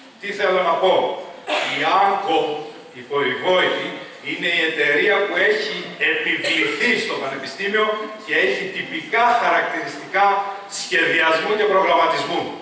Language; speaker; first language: Greek; native; Greek